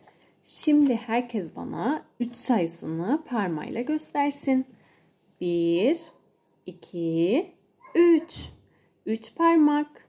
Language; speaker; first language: Turkish; native; Turkish